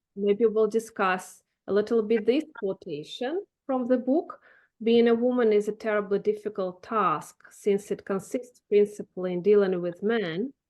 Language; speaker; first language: English; non-native, fluent; Russian